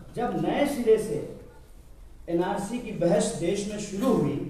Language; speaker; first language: Hindi; native; Hindi